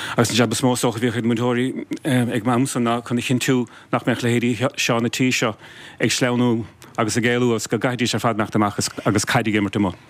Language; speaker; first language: Irish; non-native, local second language; English